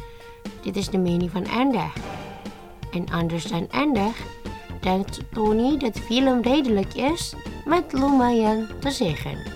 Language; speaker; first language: Dutch; non-native, fluent; Indonesian